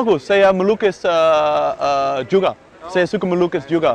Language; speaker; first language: Indonesian; non-native, learner; Dutch